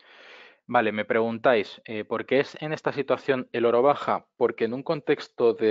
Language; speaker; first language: Spanish; native; Spanish